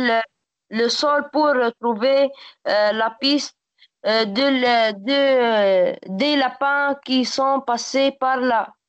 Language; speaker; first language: French; non-native, learner; Arabic